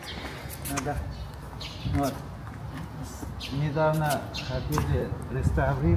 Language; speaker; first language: Russian; non-native, learner; Uzbek